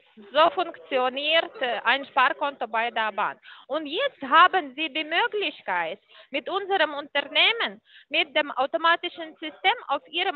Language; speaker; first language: German; non-native, fluent; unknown